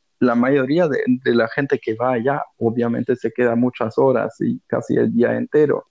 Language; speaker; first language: Spanish; non-native, fluent; German